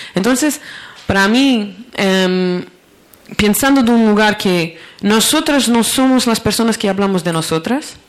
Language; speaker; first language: Spanish; non-native, learner; Portuguese